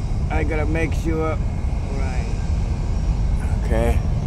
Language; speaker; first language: English; non-native, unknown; Japanese